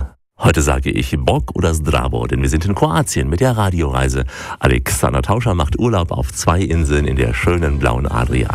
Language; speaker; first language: German; native; German